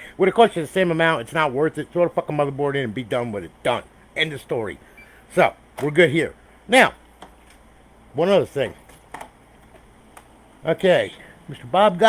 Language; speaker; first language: English; native; English